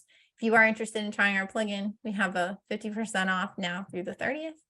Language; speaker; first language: English; native; English